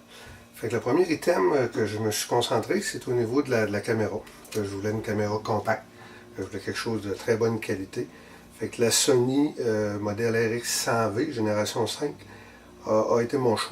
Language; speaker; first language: French; native; French